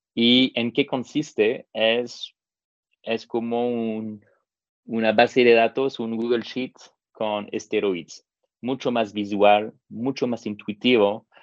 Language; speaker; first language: Spanish; non-native, fluent; French